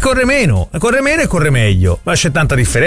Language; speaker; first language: Italian; native; Italian